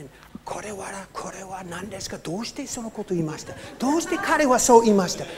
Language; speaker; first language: Japanese; non-native, learner; English